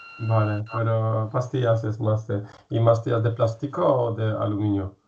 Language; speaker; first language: Spanish; non-native, fluent; Polish